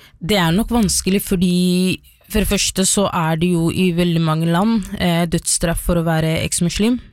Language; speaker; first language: Norwegian; early bilingual, other home language; Somali